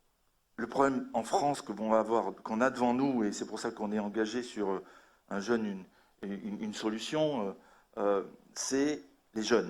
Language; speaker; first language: French; native; French